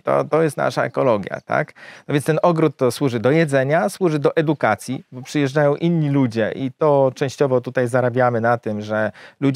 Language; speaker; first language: Polish; native; Polish